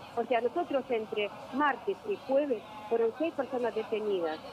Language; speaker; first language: Spanish; non-native, fluent; Russian